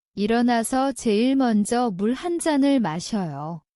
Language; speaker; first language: Korean; non-native, learner; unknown